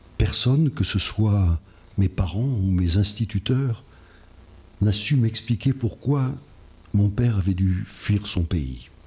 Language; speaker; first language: French; early bilingual, other home language; Spanish